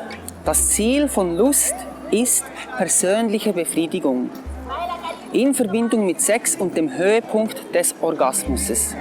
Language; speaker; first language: German; non-native, fluent; English